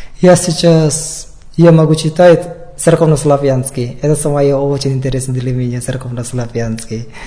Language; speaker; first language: Russian; non-native, learner; Indonesian